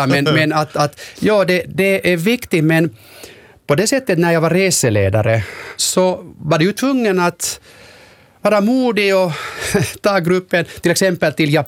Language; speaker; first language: Swedish; non-native, local second language; Finnish